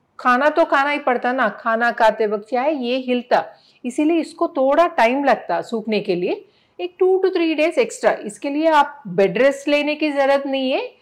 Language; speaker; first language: Hindi; non-native, local second language; Telugu